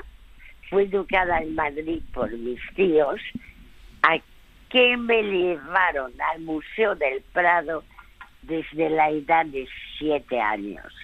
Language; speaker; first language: Spanish; early bilingual, other home language; French